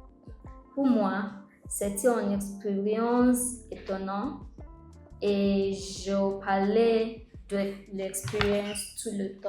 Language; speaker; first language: French; non-native, learner; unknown